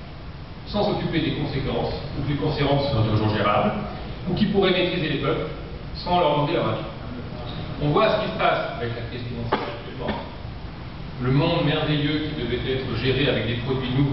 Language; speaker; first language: French; native; French